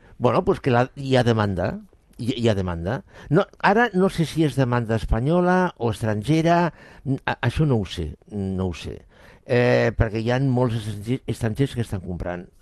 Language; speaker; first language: Catalan; non-native, local second language; Spanish